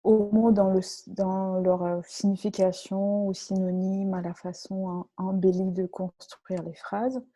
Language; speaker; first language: French; non-native, fluent; Russian